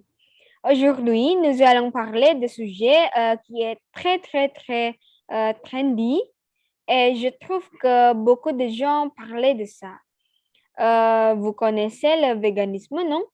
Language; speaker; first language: French; non-native, learner; Indonesian